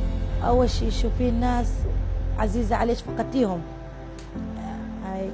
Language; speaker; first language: Arabic; native; Arabic